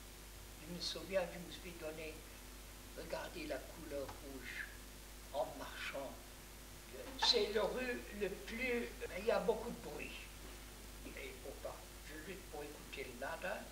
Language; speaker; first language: French; non-native, fluent; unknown